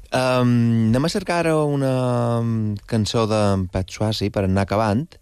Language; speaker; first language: Catalan; native; Catalan